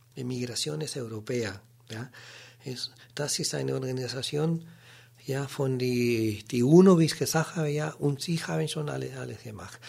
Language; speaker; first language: German; non-native, learner; Spanish